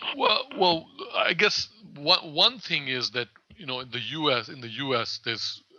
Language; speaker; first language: English; non-native, local second language; Gujarati